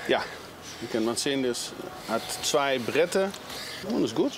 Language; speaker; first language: German; non-native, learner; Dutch